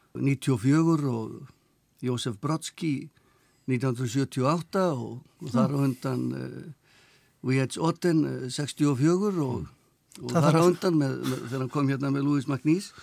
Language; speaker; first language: Icelandic; native; Icelandic